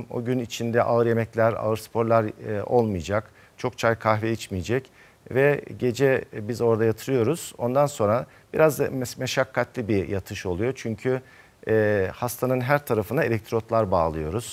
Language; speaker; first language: Turkish; native; Turkish